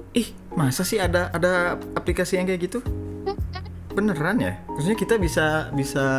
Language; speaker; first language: English; non-native, fluent; Indonesian